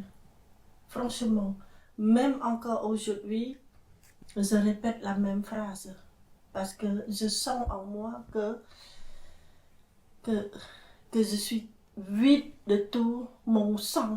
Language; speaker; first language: French; non-native, fluent; Khmer